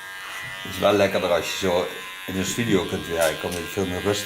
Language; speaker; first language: Dutch; native; Dutch